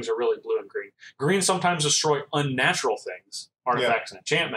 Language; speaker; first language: English; native; English